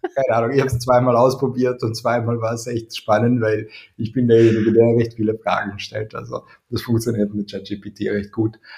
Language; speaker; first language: German; non-native, fluent; Croatian